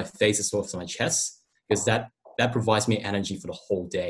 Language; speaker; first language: English; non-native, local second language; Cantonese